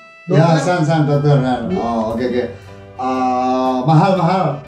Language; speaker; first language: English; non-native, learner; Indonesian